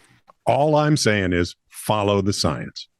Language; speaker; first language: English; native; English